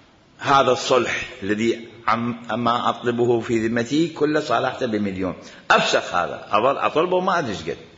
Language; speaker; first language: Arabic; native; Arabic